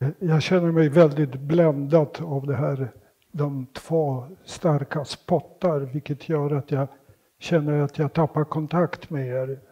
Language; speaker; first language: Swedish; non-native, fluent; Polish